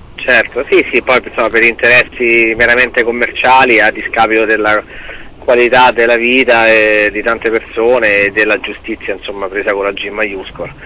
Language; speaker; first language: Italian; native; Italian